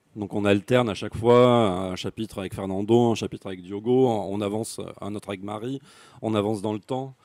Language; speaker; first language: French; native; French